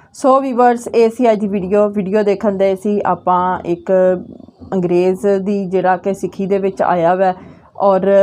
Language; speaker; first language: Punjabi; native; Punjabi